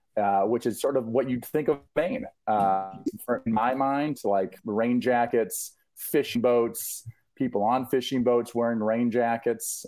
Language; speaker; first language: English; native; English